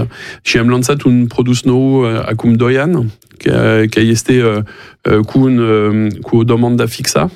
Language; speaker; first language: Romanian; non-native, learner; French